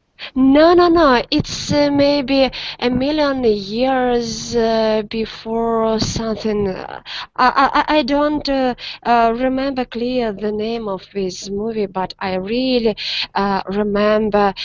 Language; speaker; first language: English; non-native, learner; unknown